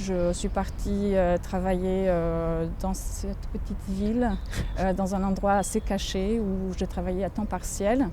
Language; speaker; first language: French; non-native, fluent; Portuguese